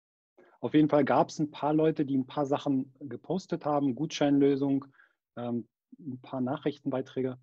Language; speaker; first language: German; native; German